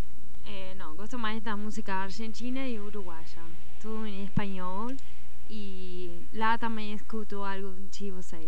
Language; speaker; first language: Portuguese; non-native, learner; Spanish